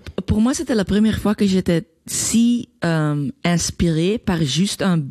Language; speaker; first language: French; non-native, learner; Dutch